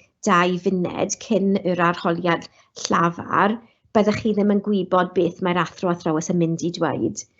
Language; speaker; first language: Welsh; non-native, local second language; English